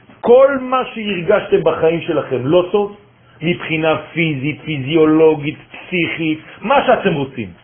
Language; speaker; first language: Hebrew; non-native, fluent; French